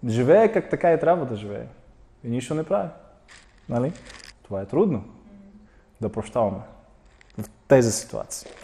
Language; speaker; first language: Bulgarian; non-native, fluent; Russian